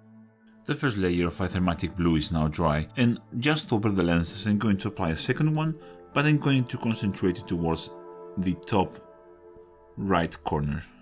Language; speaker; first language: English; non-native, fluent; Spanish